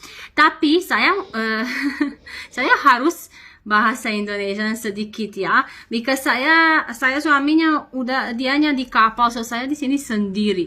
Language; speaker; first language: Indonesian; non-native, learner; Serbian